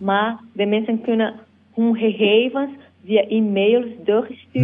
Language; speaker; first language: Dutch; non-native, learner; Portuguese